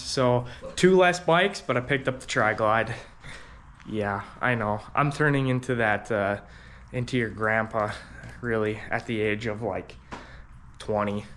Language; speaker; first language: English; native; English